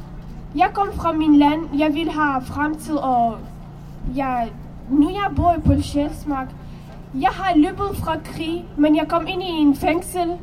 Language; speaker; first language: Danish; non-native, learner; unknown